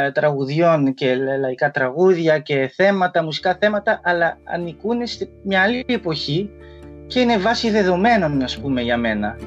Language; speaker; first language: Greek; early bilingual, other home language; French